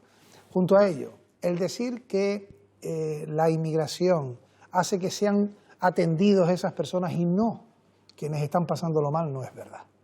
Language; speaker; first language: Spanish; native; Spanish